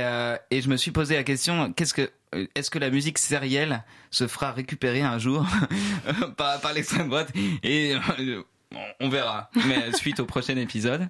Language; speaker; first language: French; native; French